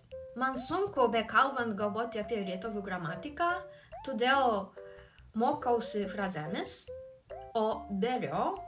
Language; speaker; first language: Lithuanian; non-native, fluent; Japanese